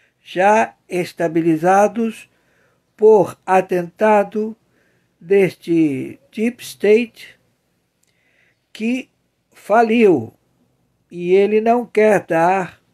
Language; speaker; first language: Portuguese; native; Portuguese